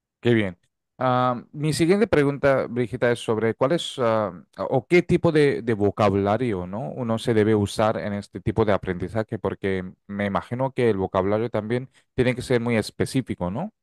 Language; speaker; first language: Spanish; non-native, fluent; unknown